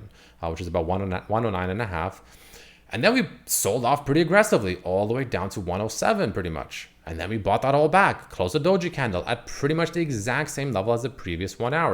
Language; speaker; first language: English; native; English